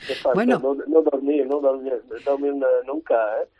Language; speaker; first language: Spanish; non-native, learner; French